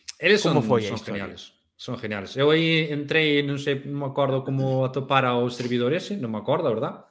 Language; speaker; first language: Galician; native; Galician